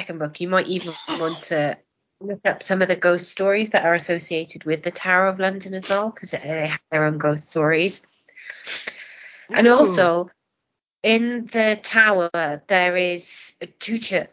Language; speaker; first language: English; non-native, local second language; Welsh